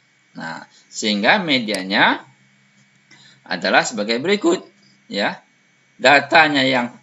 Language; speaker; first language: Indonesian; native; Indonesian